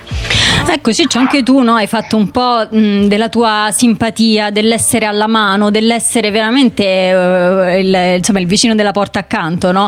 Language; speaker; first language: Italian; native; Italian